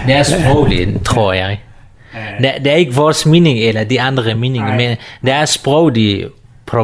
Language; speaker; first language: Danish; non-native, learner; Kurdish